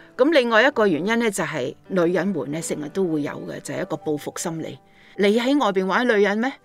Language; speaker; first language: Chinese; native; Chinese